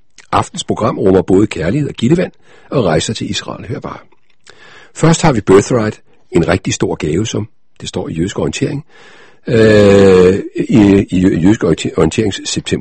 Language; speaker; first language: Danish; native; Danish